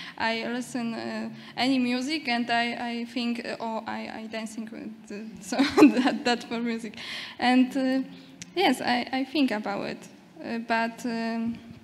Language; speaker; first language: English; non-native, learner; Polish